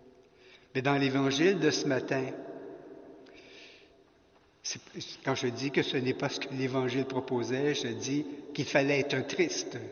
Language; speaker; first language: French; native; French